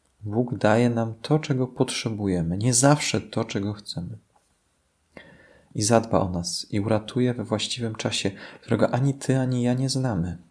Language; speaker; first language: Polish; native; Polish